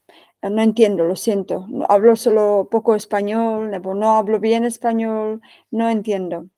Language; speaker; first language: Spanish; non-native, fluent; Czech